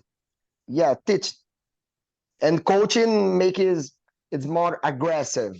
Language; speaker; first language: English; non-native, learner; Portuguese